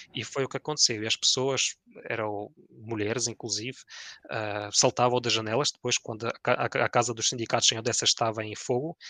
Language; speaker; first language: Portuguese; early bilingual, other home language; Ukrainian